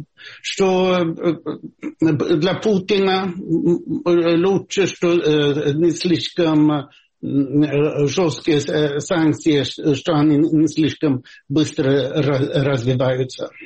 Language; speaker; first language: Russian; non-native, fluent; Swedish